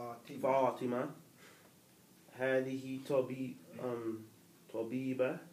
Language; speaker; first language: Arabic; non-native, learner; English